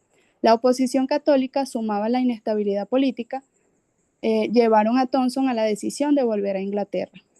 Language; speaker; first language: Spanish; native; Spanish